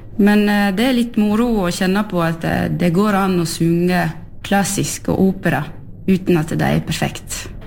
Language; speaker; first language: Norwegian; early bilingual, heritage; French